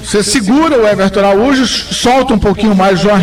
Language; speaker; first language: Portuguese; native; Portuguese